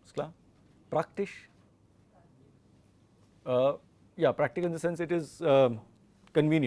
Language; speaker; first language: German; non-native, fluent; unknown